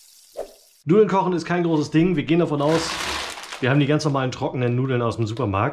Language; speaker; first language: German; native; German